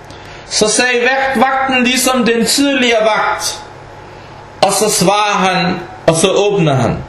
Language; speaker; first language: Danish; non-native, fluent; Arabic